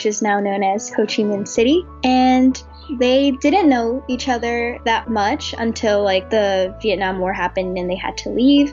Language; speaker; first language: English; native; English